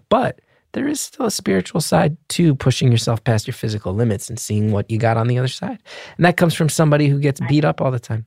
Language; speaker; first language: English; native; English